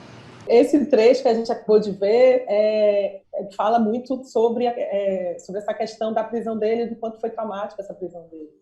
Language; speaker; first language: Portuguese; native; Portuguese